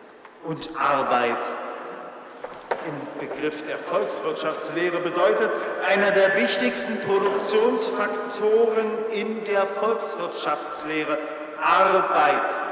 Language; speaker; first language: German; native; German